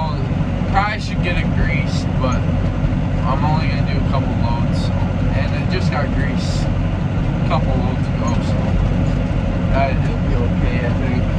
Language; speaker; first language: English; native; English